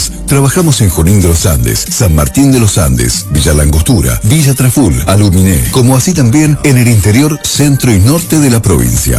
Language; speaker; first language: Spanish; native; Spanish